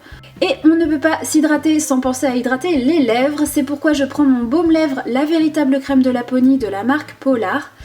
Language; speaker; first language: French; native; French